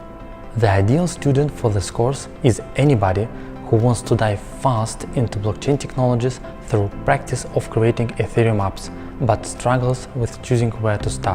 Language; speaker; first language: English; non-native, fluent; Russian